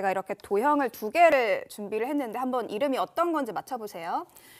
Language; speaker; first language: Korean; native; Korean